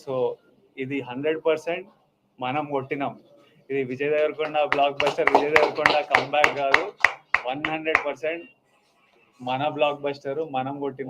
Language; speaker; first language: Telugu; native; Telugu